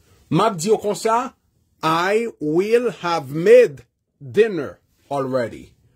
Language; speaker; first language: English; non-native, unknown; Haitian Creole